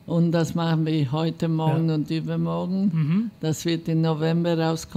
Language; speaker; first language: German; non-native, fluent; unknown